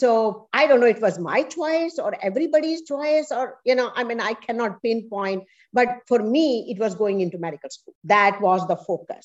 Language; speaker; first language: English; non-native, local second language; Punjabi